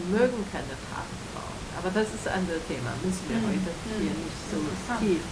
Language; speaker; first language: German; non-native, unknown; Chinese